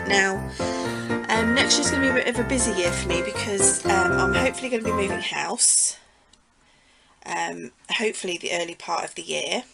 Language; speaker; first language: English; native; English